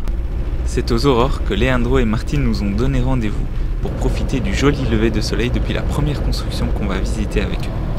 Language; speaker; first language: French; native; French